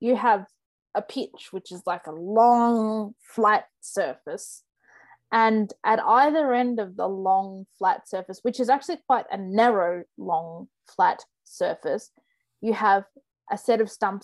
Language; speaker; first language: English; native; English